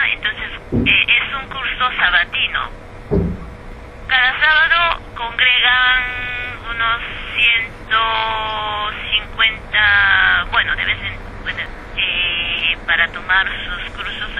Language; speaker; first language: Spanish; non-native, fluent; Japanese